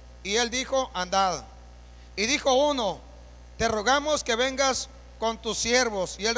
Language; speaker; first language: Spanish; native; Spanish